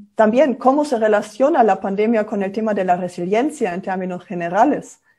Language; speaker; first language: Spanish; non-native, fluent; German